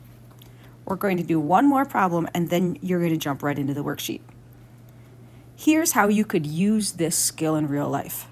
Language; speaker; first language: English; native; English